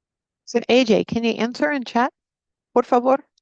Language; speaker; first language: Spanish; non-native, fluent; English